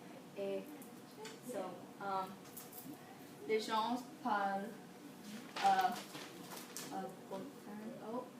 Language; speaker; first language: French; non-native, learner; English